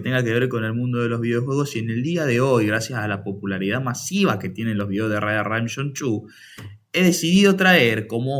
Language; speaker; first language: Spanish; native; Spanish